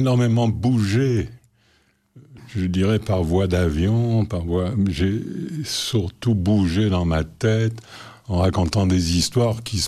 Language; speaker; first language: French; native; French